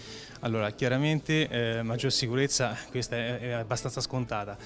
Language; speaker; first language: Italian; native; Italian